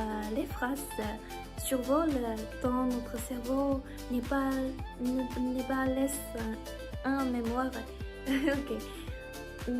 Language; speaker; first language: French; non-native, learner; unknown